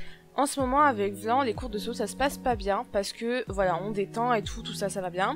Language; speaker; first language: French; native; French